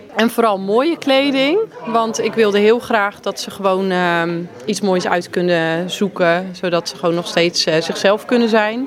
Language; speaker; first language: Dutch; native; Dutch